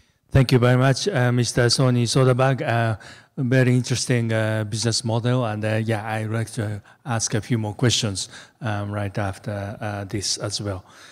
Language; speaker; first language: English; non-native, fluent; Japanese